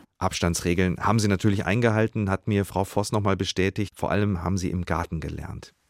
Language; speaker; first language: German; native; German